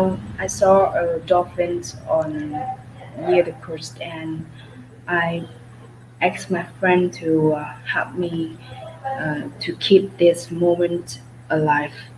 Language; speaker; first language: English; non-native, learner; Vietnamese